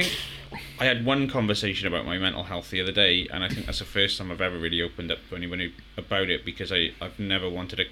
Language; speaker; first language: English; native; English